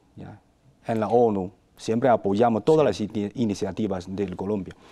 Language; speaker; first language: Spanish; non-native, fluent; Chinese